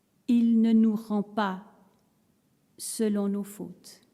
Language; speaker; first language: French; native; French